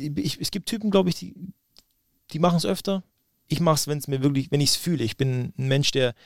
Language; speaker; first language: German; native; German